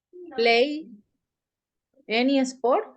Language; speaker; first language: English; non-native, learner; Spanish